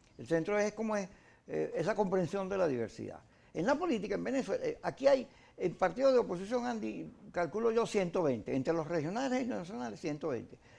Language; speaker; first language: Spanish; native; Spanish